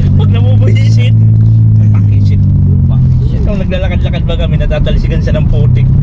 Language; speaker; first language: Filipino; non-native, local second language; Bikol